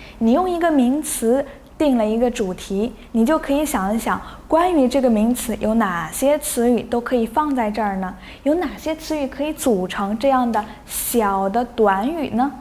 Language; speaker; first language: Chinese; native; Chinese